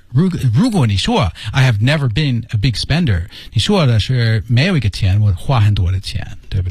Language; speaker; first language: Chinese; non-native, learner; English